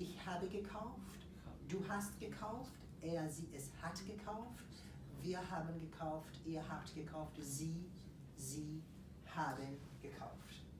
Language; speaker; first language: German; non-native, fluent; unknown